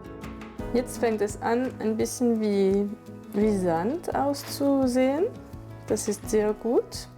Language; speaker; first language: German; non-native, fluent; French